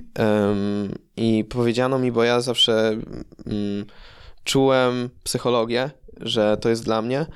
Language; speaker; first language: Polish; early bilingual, heritage; Polish